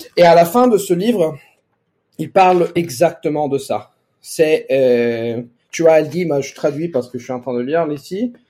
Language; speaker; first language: French; non-native, fluent; Italian